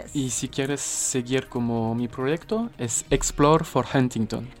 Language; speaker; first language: Spanish; non-native, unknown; French